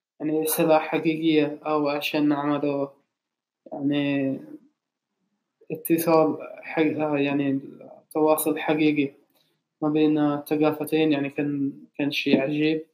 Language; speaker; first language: Arabic; non-native, learner; English